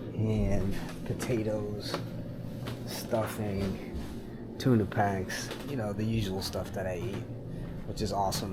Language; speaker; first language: English; native; English